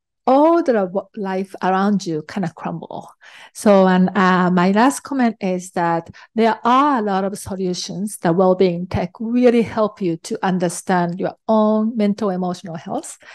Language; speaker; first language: English; non-native, fluent; Japanese